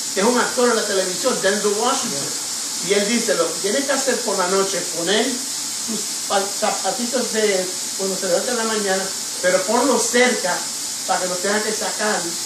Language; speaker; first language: Spanish; early bilingual, heritage; Spanish